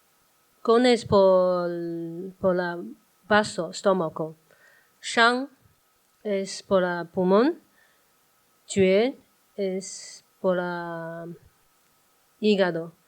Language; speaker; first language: Spanish; non-native, learner; Chinese